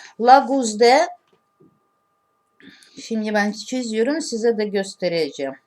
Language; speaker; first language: Turkish; non-native, learner; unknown